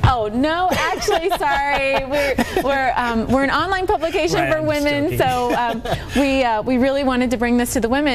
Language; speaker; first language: English; native; English